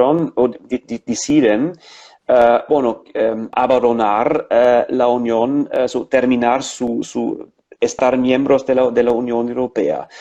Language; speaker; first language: Spanish; non-native, fluent; German